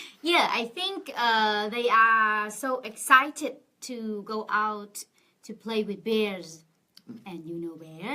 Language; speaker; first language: English; non-native, fluent; Vietnamese